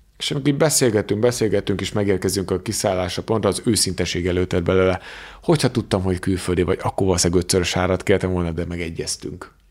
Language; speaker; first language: Hungarian; native; Hungarian